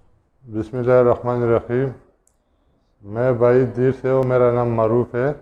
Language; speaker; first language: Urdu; non-native, local second language; Pashto